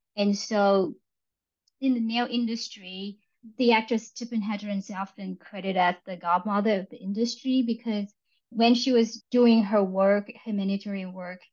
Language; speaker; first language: English; early bilingual, other home language; Vietnamese